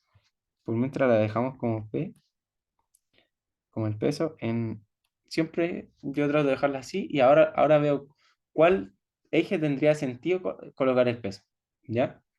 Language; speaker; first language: Spanish; native; Spanish